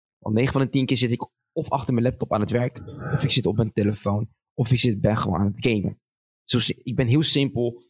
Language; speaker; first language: Dutch; early bilingual, other home language; Arabic